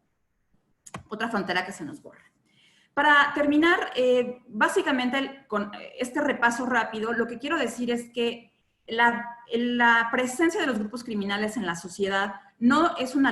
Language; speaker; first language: Spanish; native; Spanish